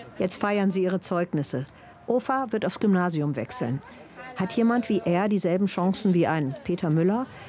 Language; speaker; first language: German; native; German